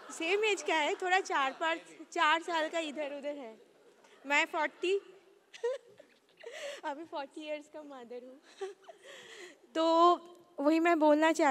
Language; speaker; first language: Hindi; non-native, local second language; Bangla